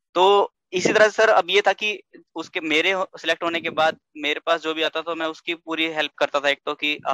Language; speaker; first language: Hindi; native; Hindi